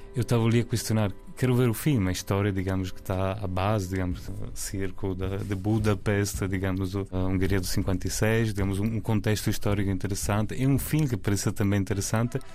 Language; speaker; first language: Portuguese; non-native, fluent; Italian